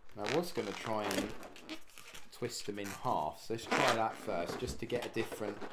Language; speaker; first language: English; native; English